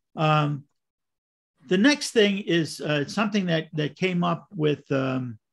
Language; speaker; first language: English; native; English